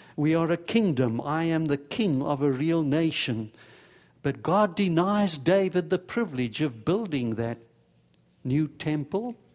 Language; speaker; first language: English; native; English